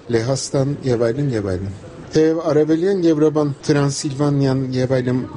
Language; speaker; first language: Armenian; native; Armenian